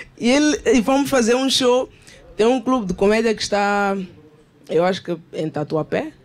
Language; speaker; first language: Portuguese; native; Portuguese